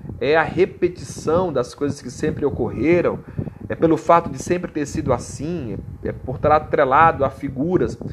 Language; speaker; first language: Portuguese; native; Portuguese